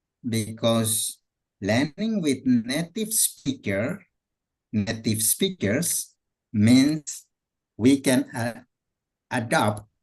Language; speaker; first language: English; non-native, fluent; Indonesian